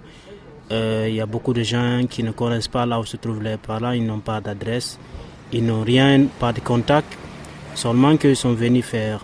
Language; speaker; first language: French; non-native, local second language; Fula